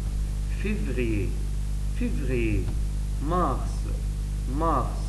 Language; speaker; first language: French; non-native, learner; Arabic